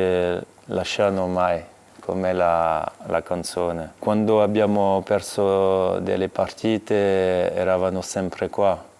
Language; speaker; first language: Italian; non-native, fluent; French